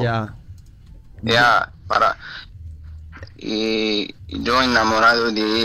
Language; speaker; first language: Spanish; non-native, learner; Arabic